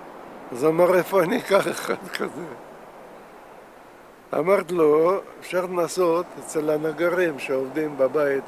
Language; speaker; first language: Hebrew; non-native, fluent; Russian